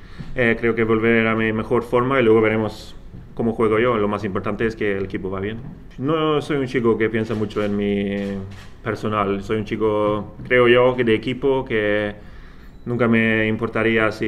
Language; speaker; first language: Spanish; non-native, fluent; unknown